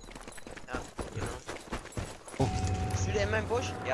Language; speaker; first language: German; native; German